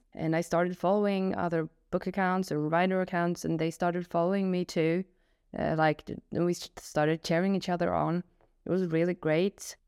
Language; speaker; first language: English; non-native, fluent; Swedish